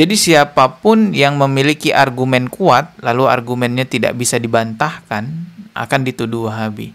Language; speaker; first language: Indonesian; native; Indonesian